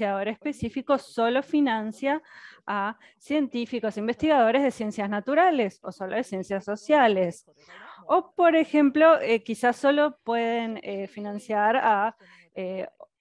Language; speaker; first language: Spanish; native; Spanish